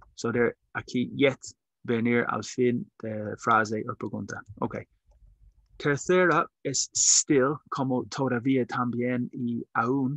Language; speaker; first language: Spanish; non-native, learner; English